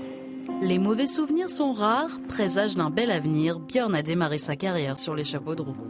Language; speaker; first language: French; native; French